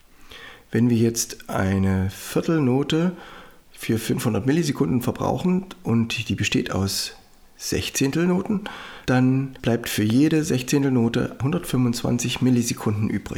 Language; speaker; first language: German; native; German